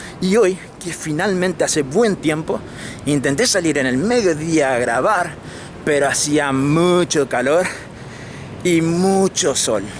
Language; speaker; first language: Spanish; native; Spanish